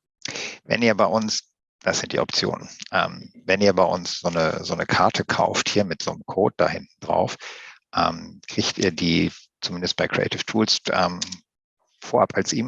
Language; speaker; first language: German; native; German